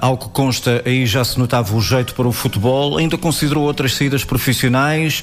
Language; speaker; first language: Portuguese; native; Portuguese